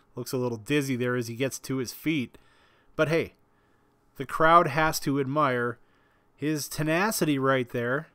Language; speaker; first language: English; native; English